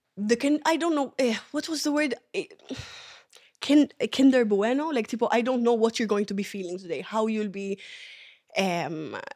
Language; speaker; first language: English; early bilingual, other home language; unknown